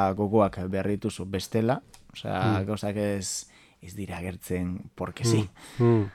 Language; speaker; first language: Basque; non-native, local second language; Galician